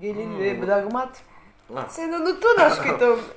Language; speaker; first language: Turkish; non-native, learner; Russian